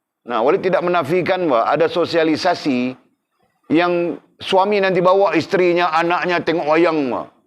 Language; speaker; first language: Malay; native; Malay